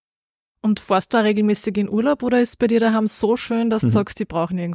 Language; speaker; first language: German; native; German